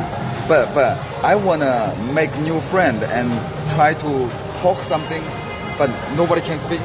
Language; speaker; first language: English; non-native, learner; Korean